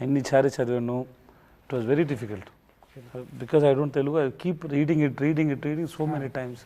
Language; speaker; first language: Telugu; non-native, learner; Tamil